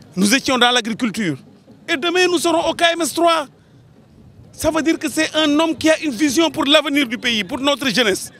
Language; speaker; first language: French; non-native, local second language; Wolof